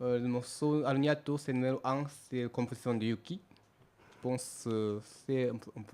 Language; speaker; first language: French; non-native, learner; Japanese